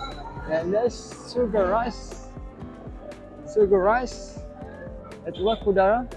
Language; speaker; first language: English; non-native, learner; Indonesian